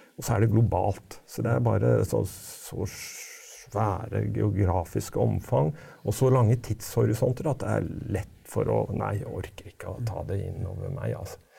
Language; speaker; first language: Norwegian; native; Norwegian